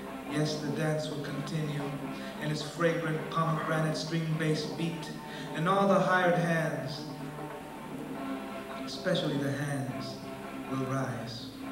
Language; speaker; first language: English; early bilingual, other home language; Spanish